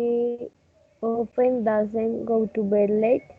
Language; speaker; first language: English; non-native, learner; Spanish